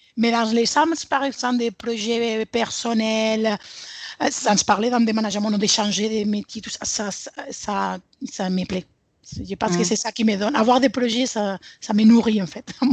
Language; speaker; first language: French; non-native, fluent; Spanish